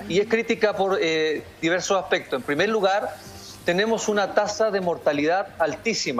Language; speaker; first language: Spanish; native; Spanish